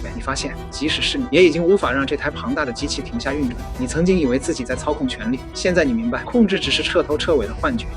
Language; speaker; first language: Chinese; native; Chinese